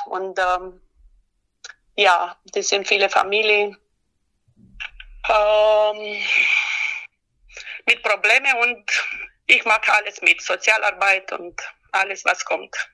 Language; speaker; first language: German; non-native, learner; Romanian